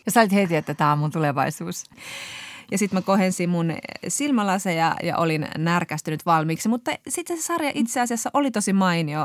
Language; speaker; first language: Finnish; native; Finnish